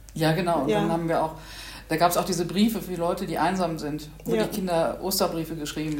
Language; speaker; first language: German; native; German